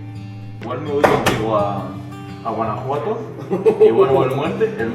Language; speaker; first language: Spanish; native; Spanish